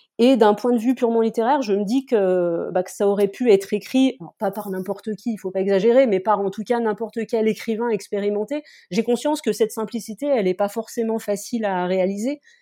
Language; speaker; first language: French; native; French